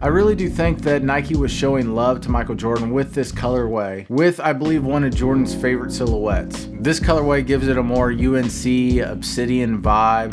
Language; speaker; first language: English; native; English